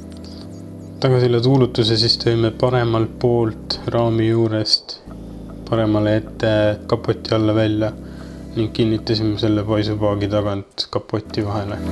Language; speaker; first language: Estonian; native; Estonian